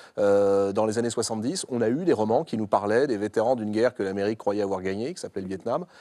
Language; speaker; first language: French; native; French